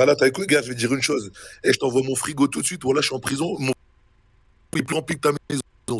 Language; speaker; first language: French; native; French